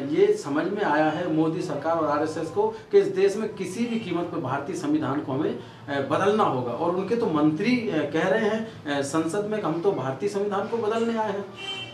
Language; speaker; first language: Hindi; native; Hindi